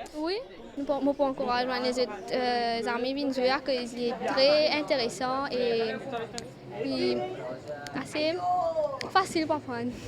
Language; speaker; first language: French; non-native, local second language; Morisyen